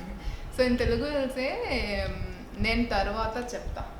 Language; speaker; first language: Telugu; non-native, learner; Tamil